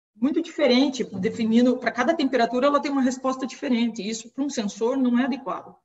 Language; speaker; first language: Portuguese; native; Portuguese